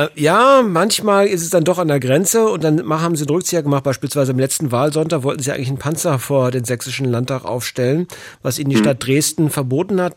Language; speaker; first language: German; native; German